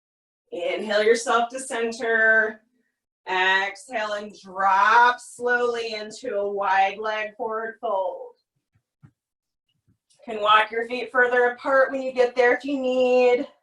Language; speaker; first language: English; native; English